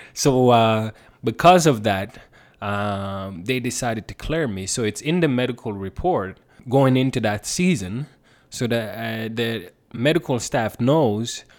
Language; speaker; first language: English; non-native, fluent; Swedish